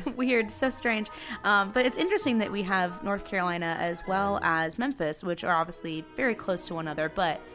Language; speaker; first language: English; native; English